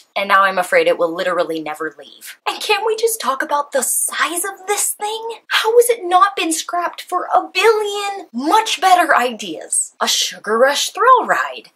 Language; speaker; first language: English; native; English